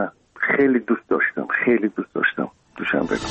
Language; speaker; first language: Persian; non-native, local second language; Russian